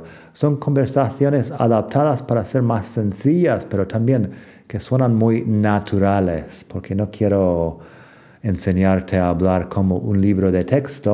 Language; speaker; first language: Spanish; non-native, fluent; English